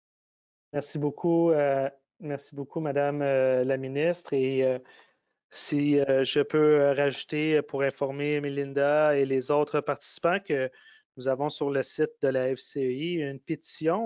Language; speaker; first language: French; native; French